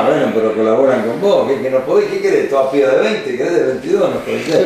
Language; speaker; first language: Spanish; native; Spanish